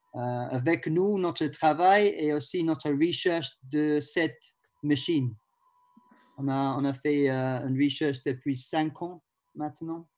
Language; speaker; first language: French; non-native, learner; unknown